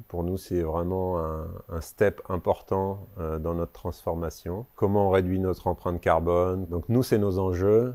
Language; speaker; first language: French; native; French